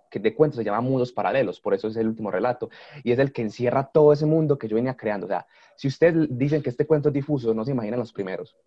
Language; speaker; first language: Spanish; native; Spanish